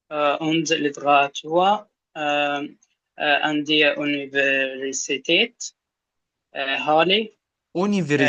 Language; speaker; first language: German; non-native, learner; Arabic